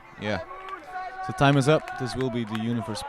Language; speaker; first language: English; non-native, fluent; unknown